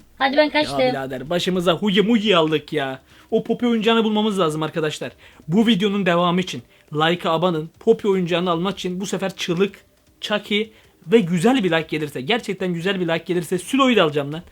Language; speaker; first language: Turkish; native; Turkish